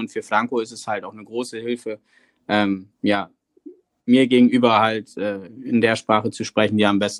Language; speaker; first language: German; native; German